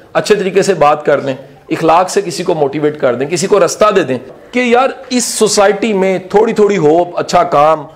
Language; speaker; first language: Urdu; non-native, local second language; Punjabi